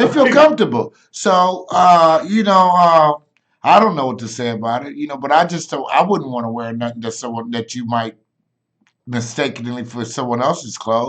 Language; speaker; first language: English; native; English